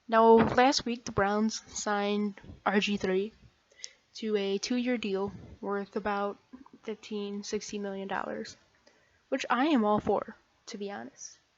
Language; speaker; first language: English; native; English